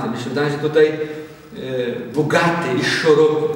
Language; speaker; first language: Polish; non-native, learner; Portuguese